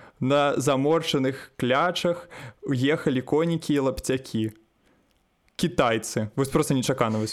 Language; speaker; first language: Belarusian; native; Belarusian